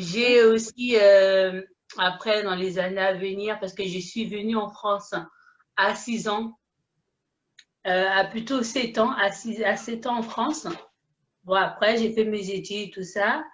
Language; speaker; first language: French; early bilingual, other home language; Haitian Creole